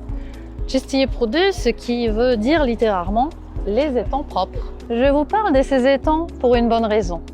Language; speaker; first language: French; non-native, fluent; Russian